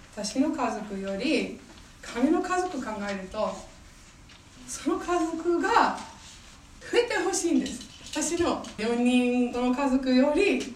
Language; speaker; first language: Japanese; non-native, fluent; English